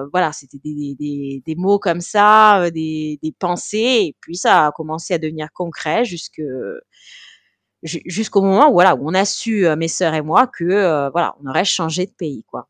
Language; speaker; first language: French; early bilingual, heritage; French